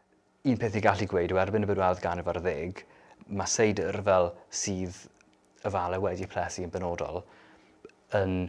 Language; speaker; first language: Welsh; native; Welsh